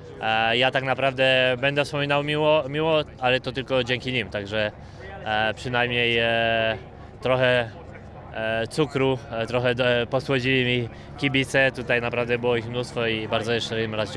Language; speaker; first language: Polish; native; Polish